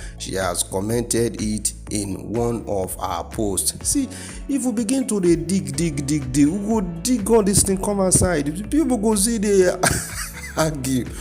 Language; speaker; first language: Nigerian Pidgin; non-native, local second language; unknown